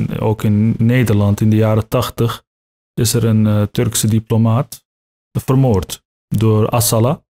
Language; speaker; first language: Dutch; early bilingual, other home language; Turkish